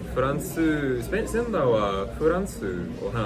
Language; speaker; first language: Japanese; non-native, learner; English